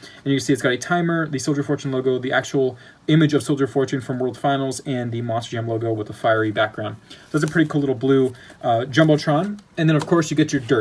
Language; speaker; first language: English; native; English